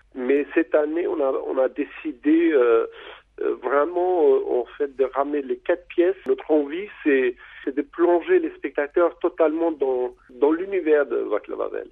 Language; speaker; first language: French; non-native, fluent; Albanian